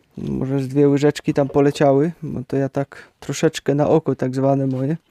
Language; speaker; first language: Polish; native; Polish